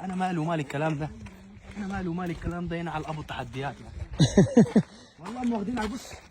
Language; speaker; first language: Arabic; native; Arabic